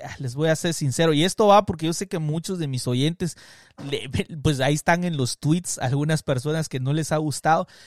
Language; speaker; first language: Spanish; native; Spanish